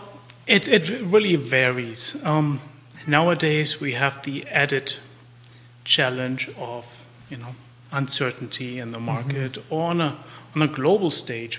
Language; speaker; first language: English; non-native, fluent; German